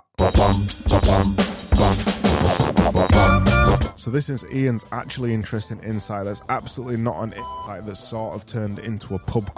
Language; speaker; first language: English; native; English